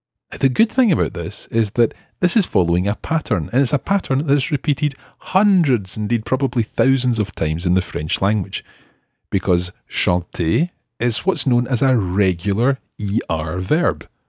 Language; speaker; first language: English; native; English